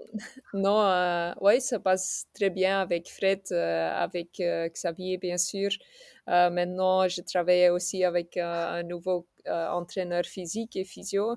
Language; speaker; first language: French; non-native, local second language; Dutch